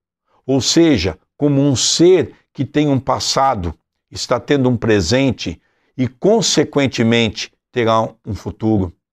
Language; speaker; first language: Portuguese; native; Portuguese